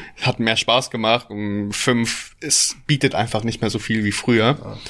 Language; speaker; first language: German; native; German